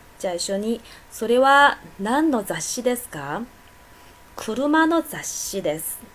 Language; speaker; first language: Japanese; non-native, fluent; Chinese